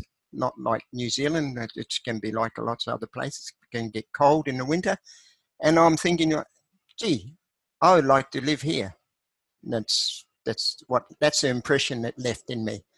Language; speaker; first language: English; native; English